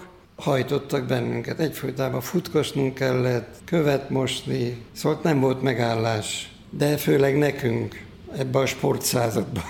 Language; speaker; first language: Hungarian; native; Hungarian